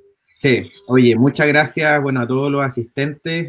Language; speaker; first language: Spanish; native; Spanish